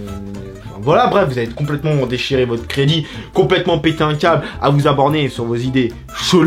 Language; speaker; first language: French; native; French